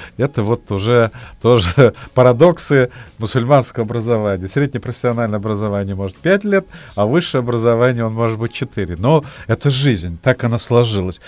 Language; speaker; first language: Russian; non-native, local second language; Tatar